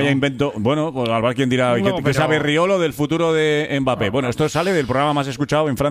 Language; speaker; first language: Spanish; native; Spanish